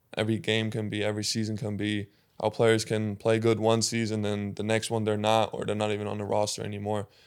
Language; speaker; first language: English; non-native, fluent; German